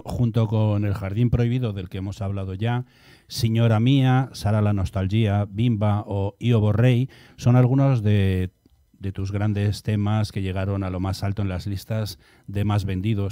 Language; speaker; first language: Spanish; native; Spanish